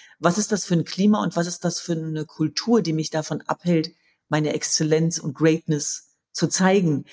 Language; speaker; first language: German; early bilingual, other home language; Kurdish